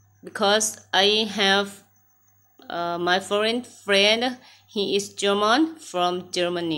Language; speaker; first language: English; non-native, learner; Thai